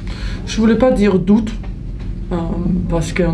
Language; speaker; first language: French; non-native, learner; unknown